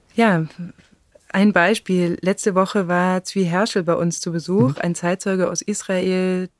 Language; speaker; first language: German; native; German